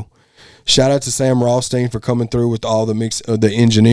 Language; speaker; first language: English; native; English